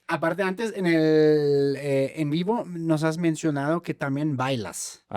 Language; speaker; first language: Spanish; non-native, fluent; German